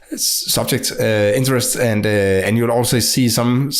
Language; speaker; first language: English; non-native, fluent; Danish